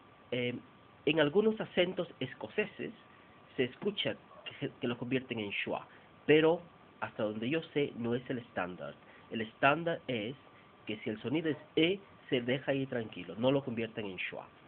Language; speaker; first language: Spanish; native; Spanish